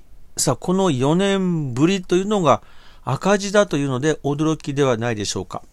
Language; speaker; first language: Japanese; native; Japanese